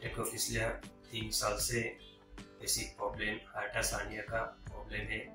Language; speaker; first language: Hindi; non-native, learner; Bangla